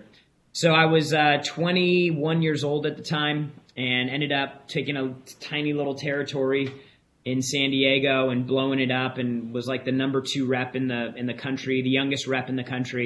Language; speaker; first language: English; native; English